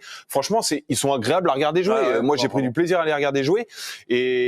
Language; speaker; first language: French; native; French